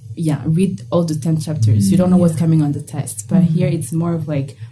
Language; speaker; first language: English; non-native, local second language; Kinyarwanda